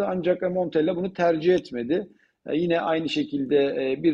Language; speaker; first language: Turkish; native; Turkish